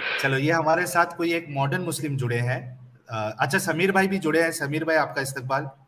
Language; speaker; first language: Hindi; native; Hindi